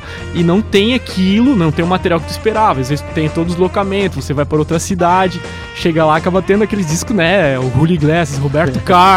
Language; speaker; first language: Portuguese; native; Portuguese